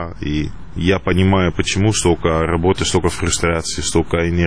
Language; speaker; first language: Russian; non-native, fluent; Dutch